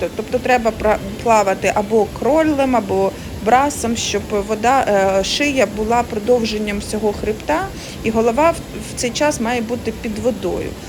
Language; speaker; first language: Ukrainian; non-native, local second language; Russian